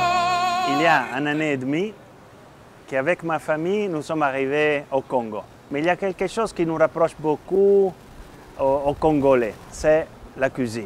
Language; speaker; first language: French; non-native, fluent; Italian